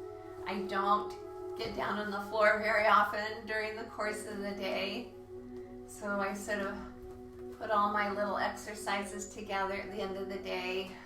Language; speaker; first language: English; native; English